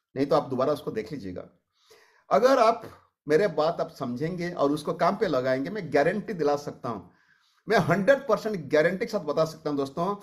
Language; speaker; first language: Hindi; non-native, local second language; Odia